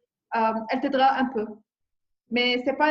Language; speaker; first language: French; non-native, learner; English